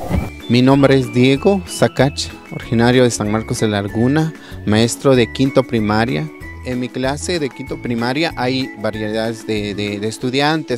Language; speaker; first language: Spanish; non-native, local second language; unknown